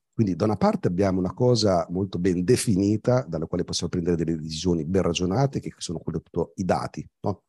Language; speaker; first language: Italian; native; Italian